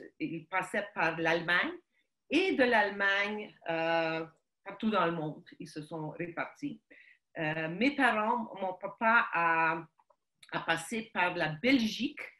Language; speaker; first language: French; early bilingual, other home language; Ukrainian